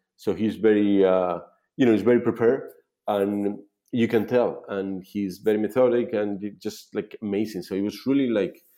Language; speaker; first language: English; non-native, fluent; Spanish